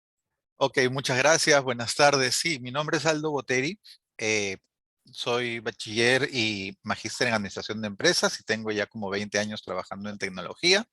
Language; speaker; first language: Spanish; native; Spanish